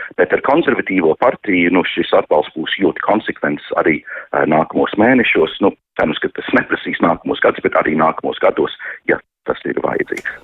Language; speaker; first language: Latvian; early bilingual, heritage; Latvian